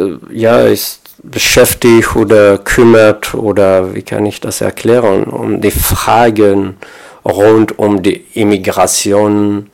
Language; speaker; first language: German; non-native, fluent; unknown